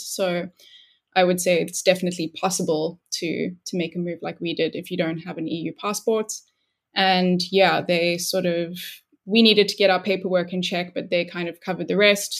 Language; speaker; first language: English; native; English